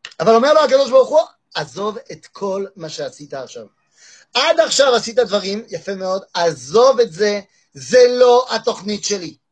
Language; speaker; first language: Hebrew; non-native, fluent; French